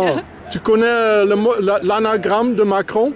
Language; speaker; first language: French; non-native, fluent; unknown